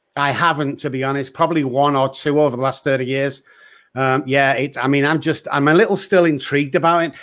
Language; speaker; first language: English; native; English